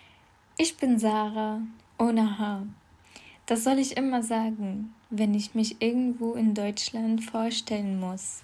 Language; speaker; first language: German; non-native, fluent; Arabic